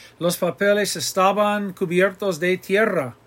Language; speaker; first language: Spanish; non-native, fluent; English